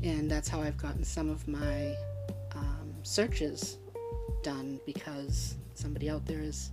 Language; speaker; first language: English; native; English